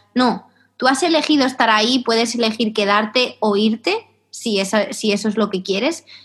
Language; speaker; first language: Spanish; native; Spanish